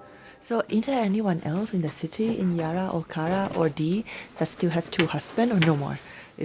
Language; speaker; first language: English; non-native, fluent; Thai